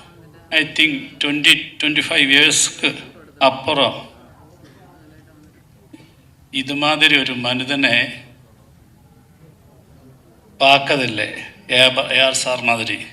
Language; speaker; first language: Tamil; non-native, learner; Malayalam